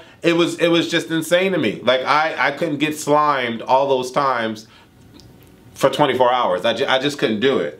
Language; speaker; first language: English; native; English